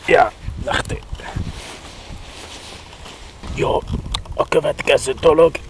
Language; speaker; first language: Hungarian; non-native, learner; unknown